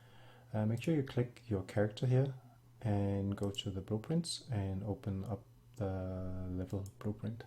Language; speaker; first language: English; non-native, fluent; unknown